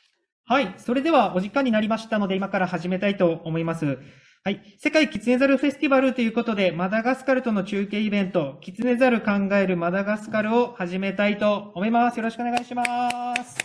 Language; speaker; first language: Japanese; native; Japanese